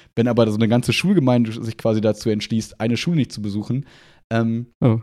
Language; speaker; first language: German; native; German